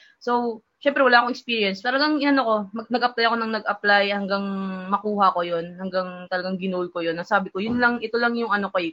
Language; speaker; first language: Filipino; non-native, local second language; Hiligaynon